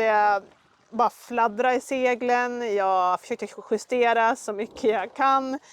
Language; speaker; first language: Swedish; native; Swedish